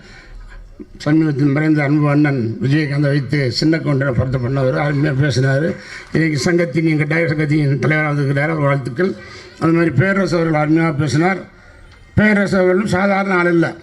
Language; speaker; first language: Tamil; native; Tamil